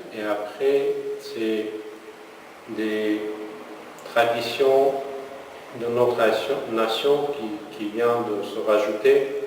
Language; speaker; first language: French; non-native, fluent; Armenian